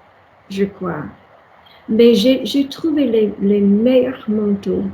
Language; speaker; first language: French; non-native, fluent; English